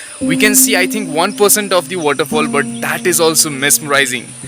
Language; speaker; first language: English; non-native, local second language; Bangla